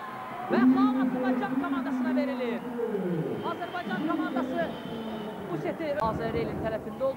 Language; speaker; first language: Azerbaijani; native; Azerbaijani